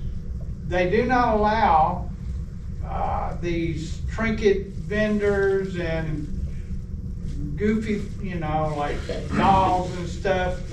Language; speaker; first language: English; native; English